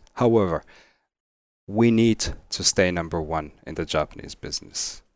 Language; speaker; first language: English; non-native, fluent; Arabic